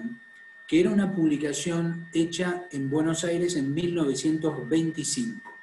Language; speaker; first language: Spanish; native; Spanish